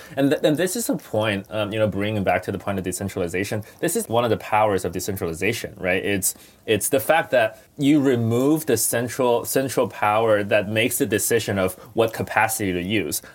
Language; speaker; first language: English; non-native, fluent; Chinese